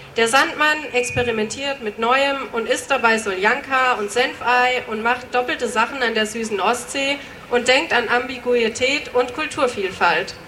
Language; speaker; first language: German; native; German